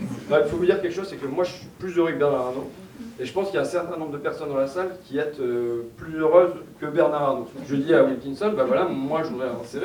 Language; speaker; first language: French; native; French